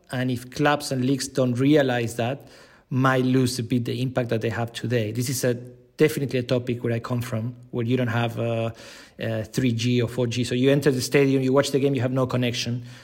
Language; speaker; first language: English; non-native, fluent; Spanish